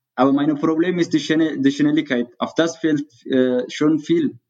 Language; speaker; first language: German; non-native, learner; Tigrinya